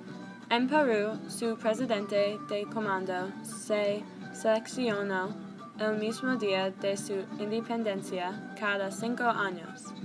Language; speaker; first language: Spanish; non-native, learner; English